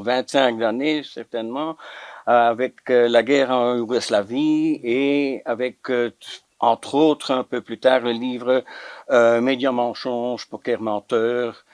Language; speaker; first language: French; non-native, local second language; Dutch